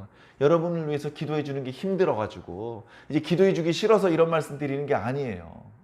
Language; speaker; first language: Korean; native; Korean